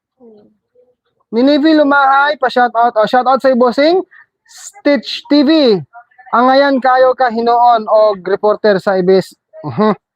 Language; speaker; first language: Filipino; non-native, local second language; Cebuano